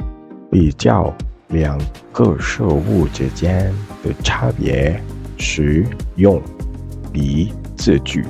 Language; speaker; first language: Chinese; non-native, fluent; Indonesian